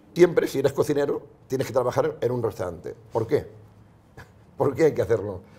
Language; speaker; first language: Spanish; non-native, local second language; Catalan